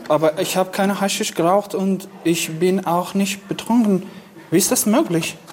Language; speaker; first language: German; non-native, learner; Kurdish